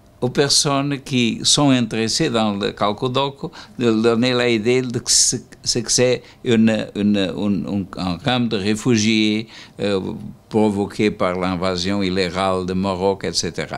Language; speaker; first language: French; non-native, learner; Portuguese